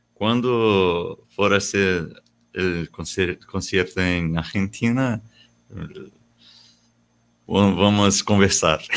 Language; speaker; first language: Spanish; non-native, learner; Portuguese